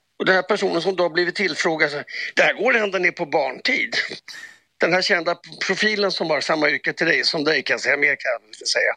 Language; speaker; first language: Swedish; native; Swedish